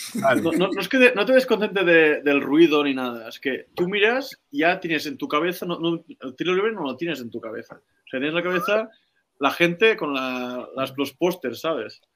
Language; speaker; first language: Spanish; native; Spanish